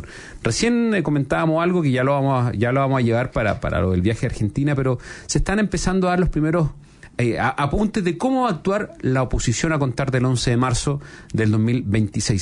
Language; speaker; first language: Spanish; native; Spanish